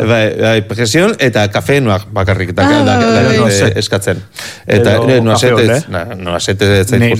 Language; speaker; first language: Basque; native; Basque